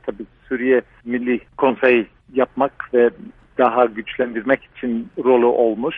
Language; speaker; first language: Turkish; non-native, fluent; English